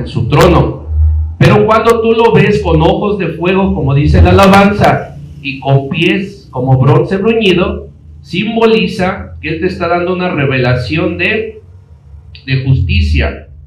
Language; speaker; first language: Spanish; native; Spanish